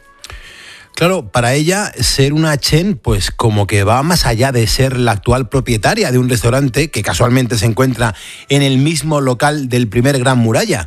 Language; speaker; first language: Spanish; native; Spanish